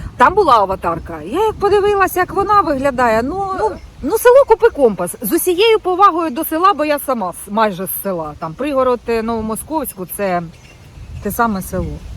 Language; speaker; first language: Ukrainian; non-native, local second language; Russian